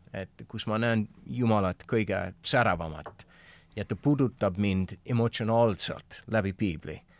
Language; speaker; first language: Estonian; non-native, fluent; English